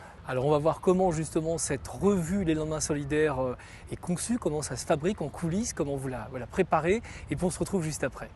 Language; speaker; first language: French; native; French